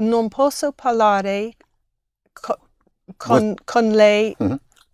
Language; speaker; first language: Italian; non-native, learner; English